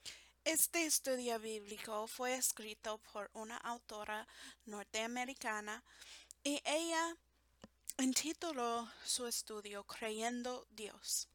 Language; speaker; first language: Spanish; non-native, fluent; English